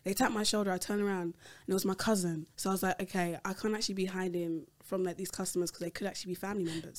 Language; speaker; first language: English; native; English